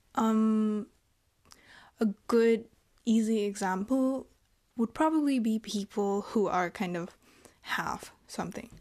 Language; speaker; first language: English; non-native, fluent; Vietnamese